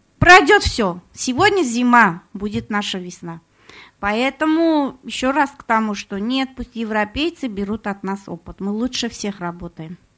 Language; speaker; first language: Russian; non-native, fluent; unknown